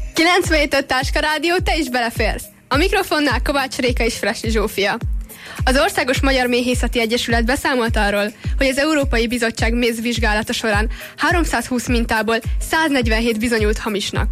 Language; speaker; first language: Hungarian; native; Hungarian